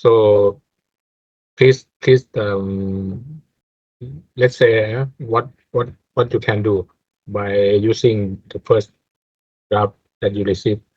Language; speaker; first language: English; non-native, fluent; Thai